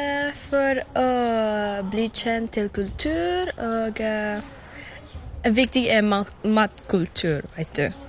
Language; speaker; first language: Norwegian; non-native, learner; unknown